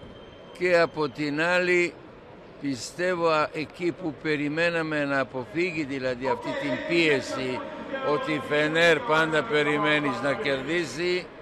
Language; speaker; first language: Greek; non-native, fluent; Serbian